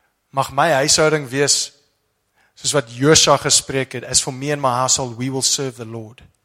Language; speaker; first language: English; native; English